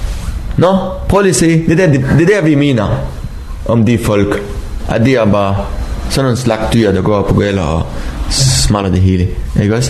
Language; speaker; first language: Danish; non-native, learner; Arabic